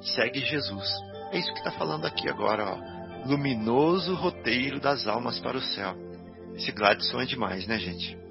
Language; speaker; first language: Portuguese; native; Portuguese